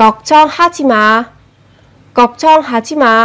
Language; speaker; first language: Korean; non-native, fluent; Vietnamese